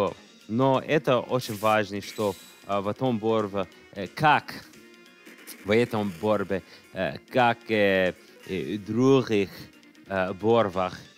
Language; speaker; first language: Russian; non-native, learner; English